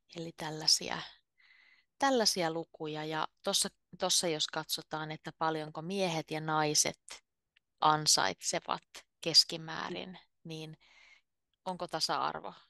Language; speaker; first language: Finnish; native; Finnish